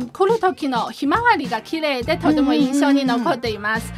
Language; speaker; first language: Japanese; non-native, fluent; Chinese